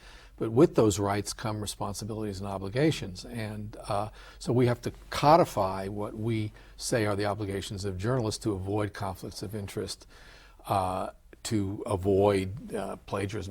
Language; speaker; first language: English; native; English